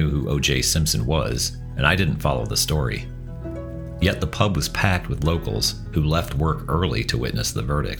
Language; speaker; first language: English; native; English